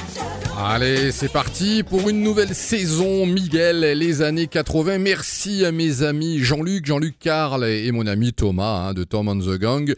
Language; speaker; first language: French; native; French